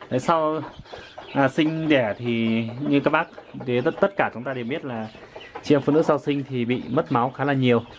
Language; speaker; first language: Vietnamese; non-native, local second language; Iu Mien